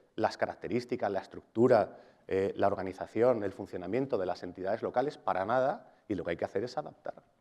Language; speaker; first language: Spanish; non-native, local second language; Catalan